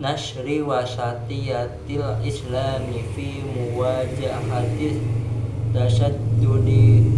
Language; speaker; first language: Arabic; non-native, learner; Indonesian